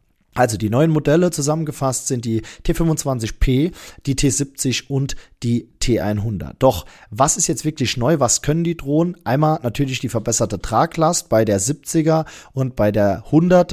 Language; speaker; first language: German; native; German